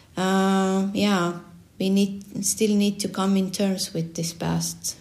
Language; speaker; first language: English; non-native, fluent; Estonian